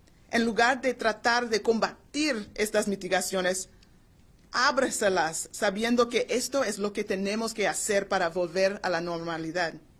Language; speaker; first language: Spanish; non-native, learner; English